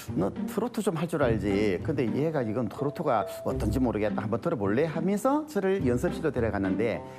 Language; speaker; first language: Korean; native; Korean